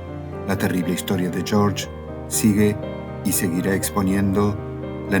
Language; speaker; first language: Spanish; native; Spanish